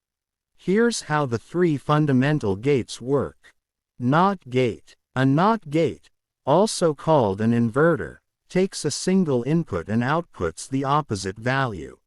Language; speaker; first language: English; non-native, learner; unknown